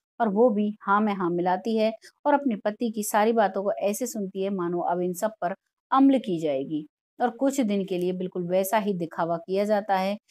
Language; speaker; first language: Hindi; native; Hindi